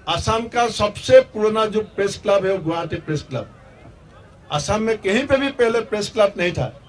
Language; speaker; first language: Hindi; non-native, local second language; Assamese